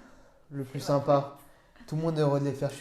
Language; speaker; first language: French; native; French